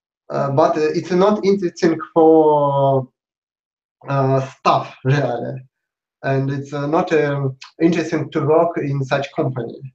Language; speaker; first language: English; non-native, learner; Russian